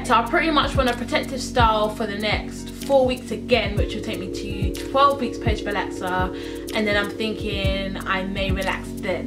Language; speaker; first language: English; native; English